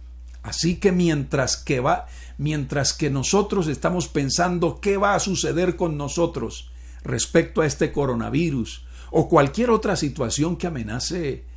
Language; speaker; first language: Spanish; native; Spanish